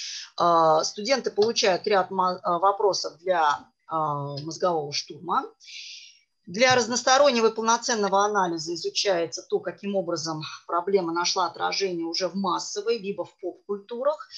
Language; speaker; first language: Russian; native; Russian